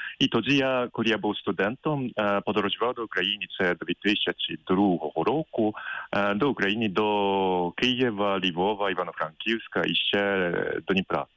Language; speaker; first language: Ukrainian; non-native, fluent; Japanese